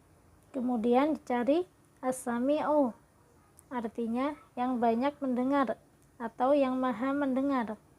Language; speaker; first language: Indonesian; native; Indonesian